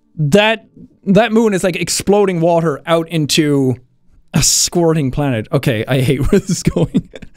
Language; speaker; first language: English; native; English